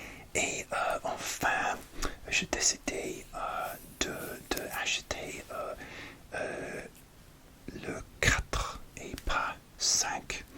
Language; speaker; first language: French; non-native, learner; English